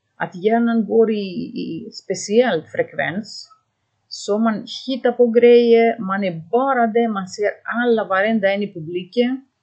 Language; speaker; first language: Swedish; non-native, fluent; Greek